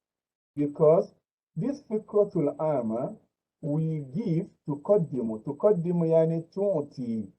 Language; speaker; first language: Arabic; non-native, fluent; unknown